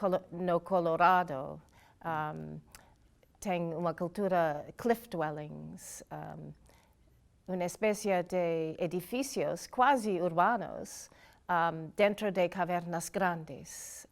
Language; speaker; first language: Portuguese; non-native, learner; English